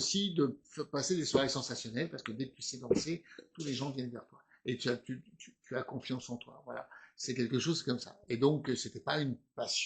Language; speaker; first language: French; native; French